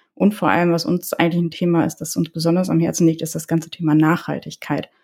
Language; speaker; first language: German; early bilingual, other home language; Polish